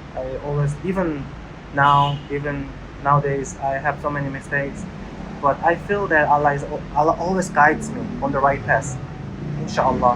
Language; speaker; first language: English; non-native, learner; Korean